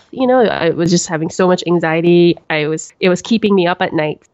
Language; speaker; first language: English; native; English